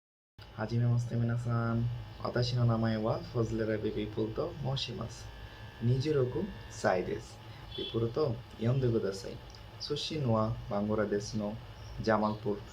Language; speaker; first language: Japanese; non-native, learner; Bangla